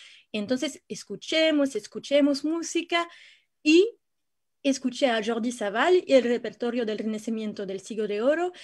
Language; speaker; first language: Spanish; non-native, fluent; French